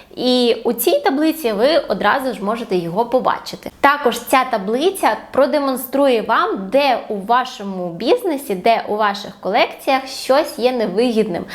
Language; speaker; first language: Ukrainian; non-native, local second language; Russian